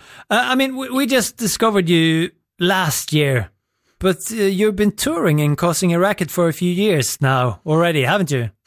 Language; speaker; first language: English; non-native, fluent; Norwegian